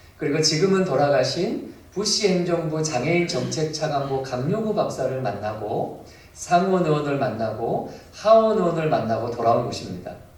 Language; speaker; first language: Korean; native; Korean